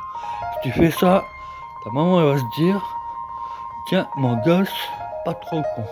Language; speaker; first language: French; native; French